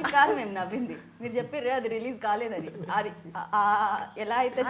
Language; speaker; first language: Telugu; native; Telugu